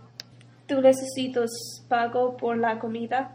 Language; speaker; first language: Spanish; non-native, learner; English